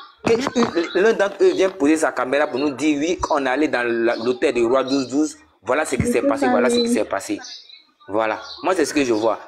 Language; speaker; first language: French; non-native, local second language; Dyula